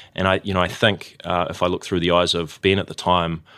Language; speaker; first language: English; native; English